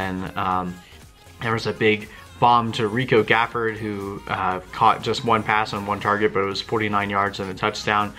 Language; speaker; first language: English; native; English